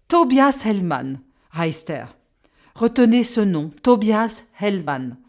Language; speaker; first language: German; non-native, fluent; French